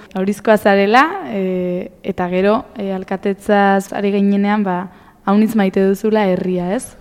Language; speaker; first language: Basque; native; Basque